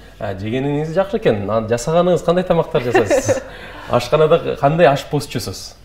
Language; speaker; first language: Kyrgyz; native; Kyrgyz